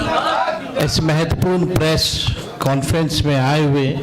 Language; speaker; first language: Hindi; native; Hindi